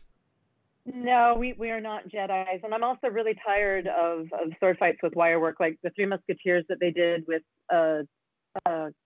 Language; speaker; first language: English; native; English